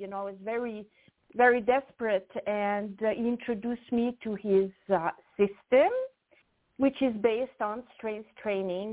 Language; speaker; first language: English; non-native, fluent; French